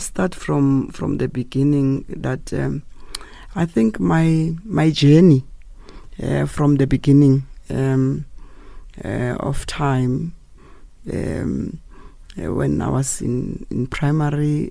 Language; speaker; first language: English; non-native, local second language; Tswana